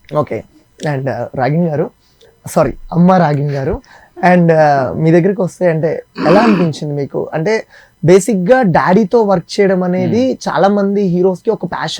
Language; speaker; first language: Telugu; native; Telugu